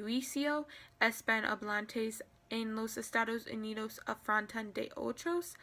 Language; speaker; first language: Spanish; non-native, learner; English